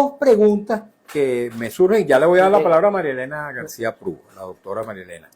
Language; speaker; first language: Spanish; native; Spanish